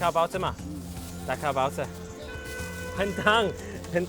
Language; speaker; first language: Chinese; non-native, learner; English